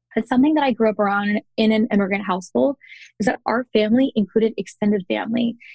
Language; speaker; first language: English; native; English